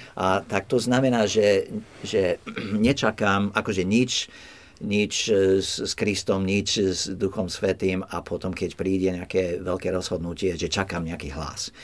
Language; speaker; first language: Slovak; non-native, fluent; English